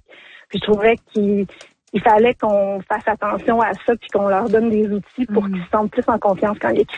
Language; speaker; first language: French; native; French